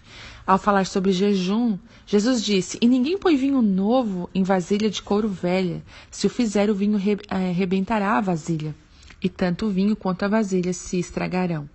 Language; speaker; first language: Portuguese; native; Portuguese